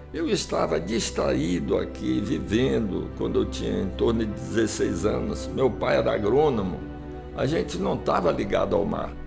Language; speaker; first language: Portuguese; early bilingual, other home language; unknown